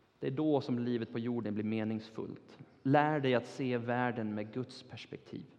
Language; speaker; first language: Swedish; non-native, fluent; Turkish